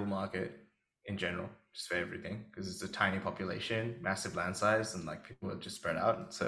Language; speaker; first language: English; native; English